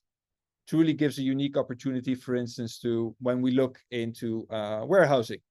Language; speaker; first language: English; non-native, fluent; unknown